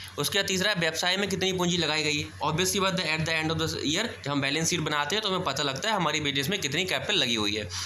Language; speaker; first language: Hindi; native; Hindi